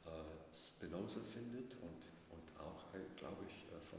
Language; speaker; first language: German; non-native, fluent; English